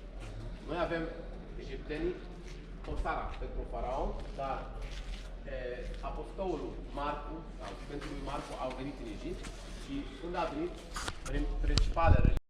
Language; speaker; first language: Romanian; non-native, learner; Arabic